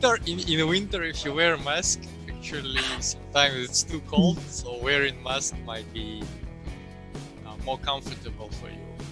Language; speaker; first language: English; non-native, fluent; Russian